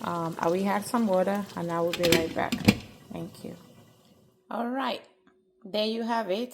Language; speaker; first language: English; non-native, local second language; Yoruba